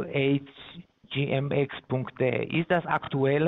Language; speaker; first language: German; non-native, fluent; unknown